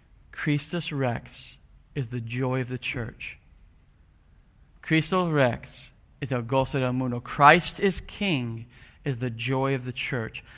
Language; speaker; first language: English; native; English